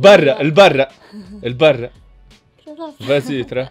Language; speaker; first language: Arabic; native; Arabic